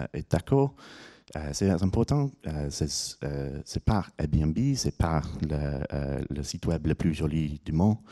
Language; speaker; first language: French; non-native, fluent; English